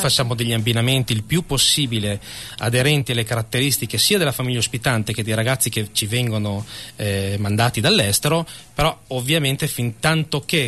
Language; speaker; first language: Italian; native; Italian